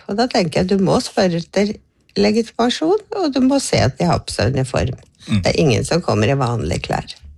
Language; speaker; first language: Norwegian; native; Norwegian